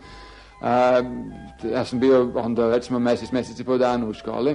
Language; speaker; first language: Serbian; non-native, fluent; English